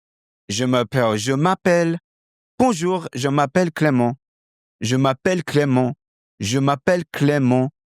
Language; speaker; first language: French; non-native, fluent; English